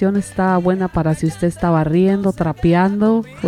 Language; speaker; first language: Spanish; native; Spanish